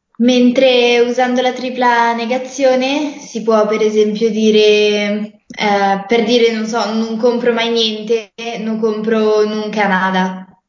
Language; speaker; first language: Italian; native; Italian